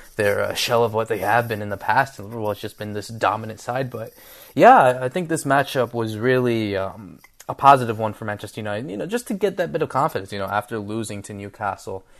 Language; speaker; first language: English; early bilingual, other home language; Spanish